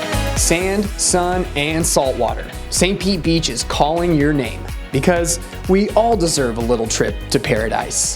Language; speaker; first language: English; native; English